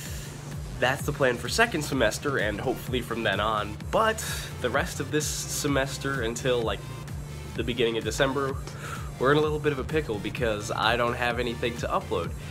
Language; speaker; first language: English; native; English